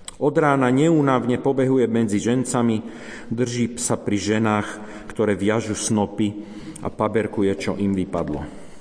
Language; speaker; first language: Slovak; native; Slovak